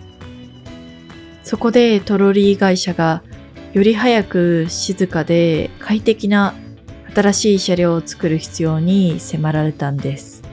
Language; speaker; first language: Japanese; native; Japanese